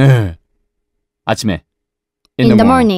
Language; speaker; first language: English; non-native, fluent; Korean